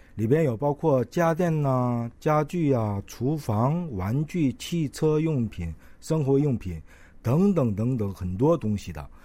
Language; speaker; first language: Chinese; non-native, local second language; Korean